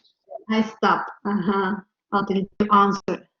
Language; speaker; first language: English; non-native, learner; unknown